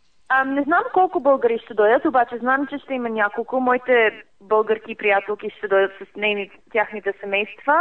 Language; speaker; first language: Bulgarian; non-native, fluent; English